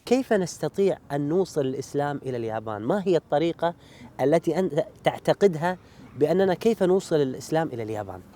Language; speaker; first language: Arabic; native; Arabic